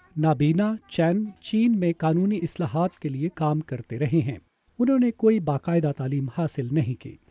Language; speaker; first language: Urdu; native; Urdu